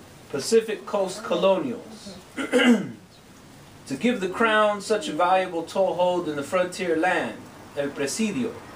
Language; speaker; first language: English; native; English